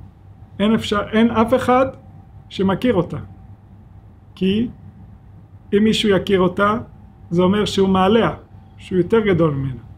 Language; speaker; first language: Hebrew; non-native, fluent; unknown